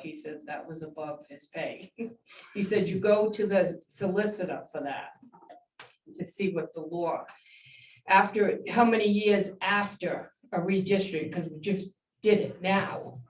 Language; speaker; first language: English; native; English